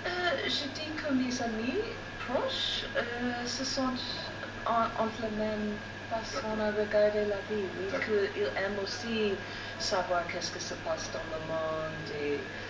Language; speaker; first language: French; non-native, fluent; English